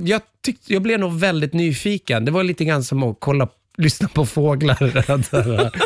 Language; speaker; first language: Swedish; native; Swedish